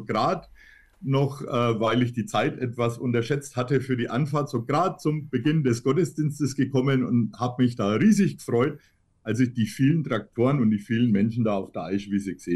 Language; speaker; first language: German; native; German